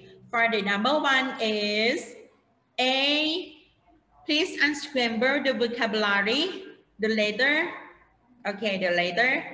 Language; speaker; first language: English; non-native, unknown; Thai